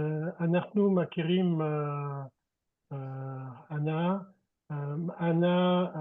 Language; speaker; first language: Hebrew; non-native, learner; French